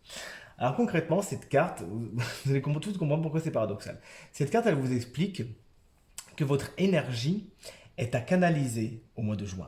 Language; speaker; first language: French; native; French